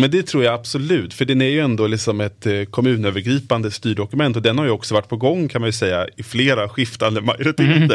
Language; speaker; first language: Swedish; native; Swedish